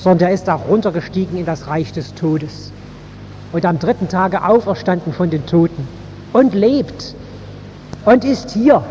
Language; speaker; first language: German; native; German